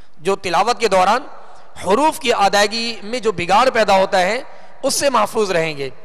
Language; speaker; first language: Urdu; native; Urdu